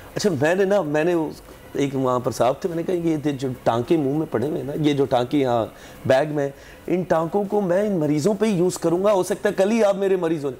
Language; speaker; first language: Urdu; native; Urdu